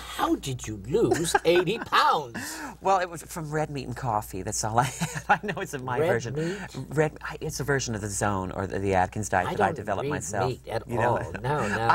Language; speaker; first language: English; native; English